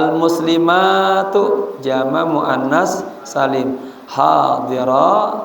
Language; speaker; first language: Arabic; non-native, fluent; Indonesian